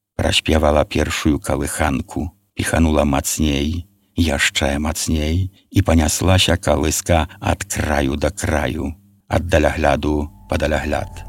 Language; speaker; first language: Belarusian; native; Belarusian